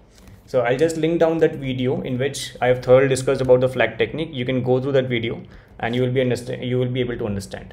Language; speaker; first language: English; non-native, local second language; Hindi